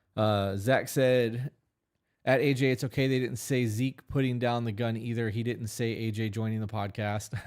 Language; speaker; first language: English; native; English